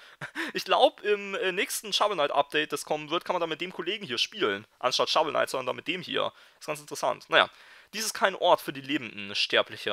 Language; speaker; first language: German; native; German